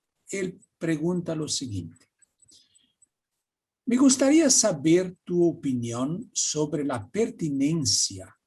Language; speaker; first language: Spanish; non-native, fluent; Portuguese